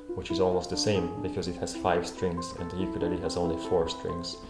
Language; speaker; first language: English; non-native, fluent; Hungarian